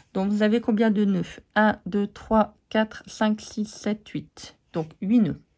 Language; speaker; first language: French; native; French